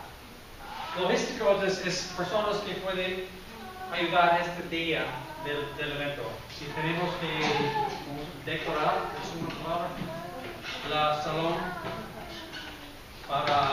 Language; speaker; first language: Spanish; non-native, fluent; English